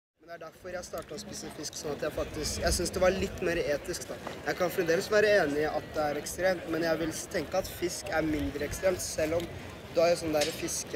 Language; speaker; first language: Norwegian; native; Norwegian